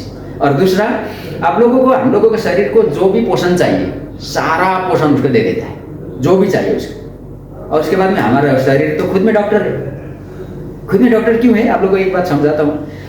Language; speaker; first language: Hindi; non-native, local second language; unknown